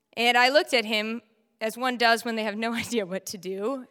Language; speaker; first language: English; native; English